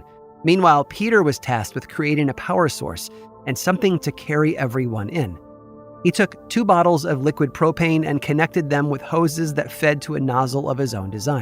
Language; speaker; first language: English; native; English